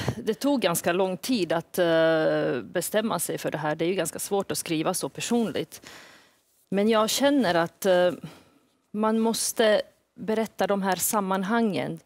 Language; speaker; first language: Swedish; early bilingual, other home language; Bosnian